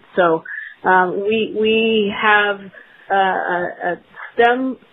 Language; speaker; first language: English; native; English